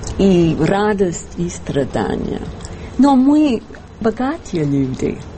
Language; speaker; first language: Russian; non-native, fluent; English